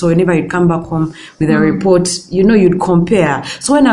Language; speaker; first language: English; non-native, local second language; Ganda